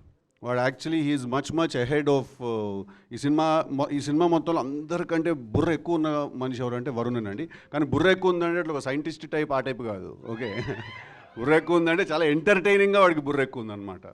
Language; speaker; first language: Telugu; native; Telugu